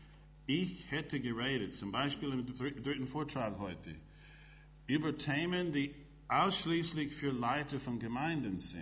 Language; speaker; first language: German; non-native, fluent; English